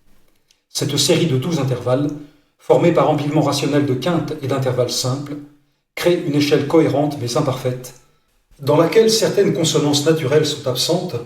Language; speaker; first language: French; native; French